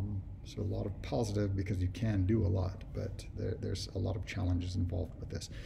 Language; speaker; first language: English; native; English